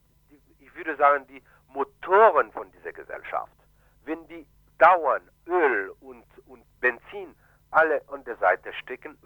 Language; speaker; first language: German; non-native, fluent; Haitian Creole